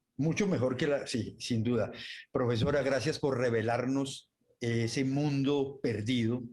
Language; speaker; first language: Spanish; native; Spanish